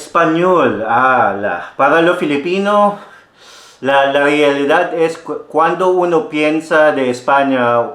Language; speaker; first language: Spanish; non-native, fluent; Filipino